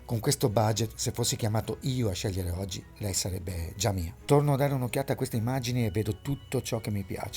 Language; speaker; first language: Italian; native; Italian